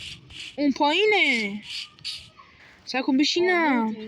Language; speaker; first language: Persian; native; Persian